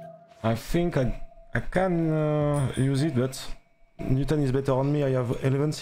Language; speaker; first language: English; non-native, learner; French